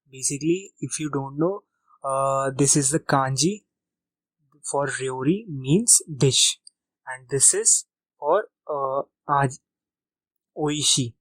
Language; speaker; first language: English; non-native, local second language; Hindi